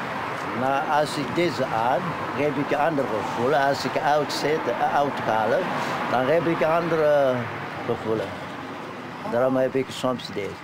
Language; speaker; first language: Dutch; non-native, learner; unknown